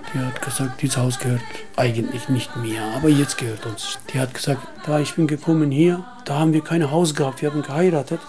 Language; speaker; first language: German; non-native, learner; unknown